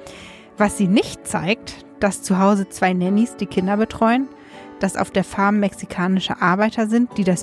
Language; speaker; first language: German; native; German